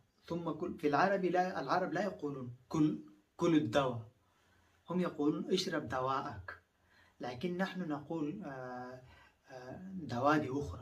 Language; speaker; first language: Arabic; non-native, fluent; Pashto